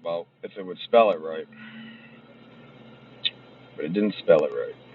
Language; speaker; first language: English; native; English